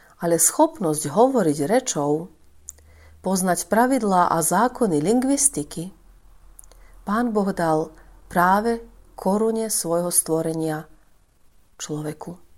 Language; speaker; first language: Slovak; native; Slovak